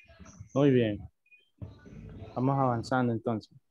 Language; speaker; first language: Spanish; native; Spanish